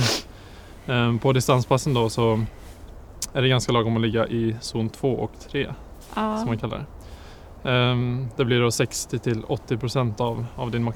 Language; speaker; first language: Swedish; native; Swedish